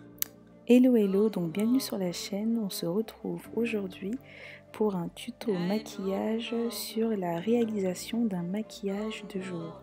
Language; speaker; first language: French; native; French